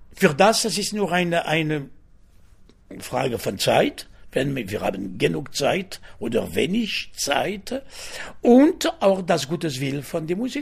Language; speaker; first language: German; non-native, fluent; French